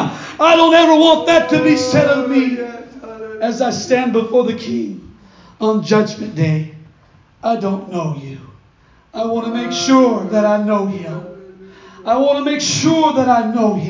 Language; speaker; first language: English; native; English